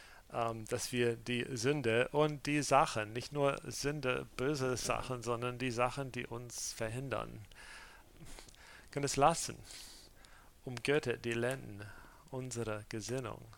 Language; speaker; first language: German; non-native, fluent; English